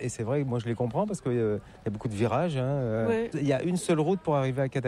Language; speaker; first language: French; native; French